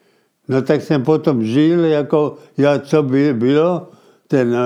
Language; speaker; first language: Czech; early bilingual, heritage; Czech